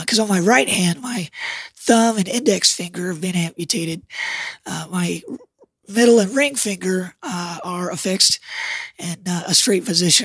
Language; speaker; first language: English; native; English